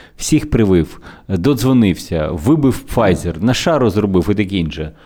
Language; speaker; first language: Ukrainian; native; Ukrainian